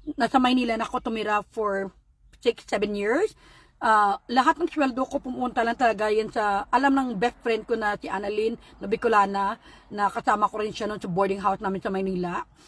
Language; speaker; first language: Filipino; non-native, local second language; Hiligaynon